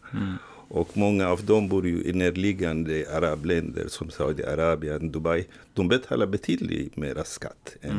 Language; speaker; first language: Swedish; non-native, fluent; Tigrinya